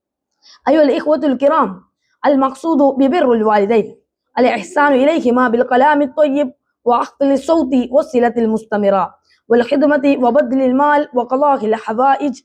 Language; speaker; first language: Arabic; non-native, learner; Malayalam